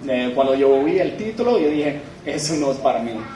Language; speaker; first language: Spanish; non-native, fluent; English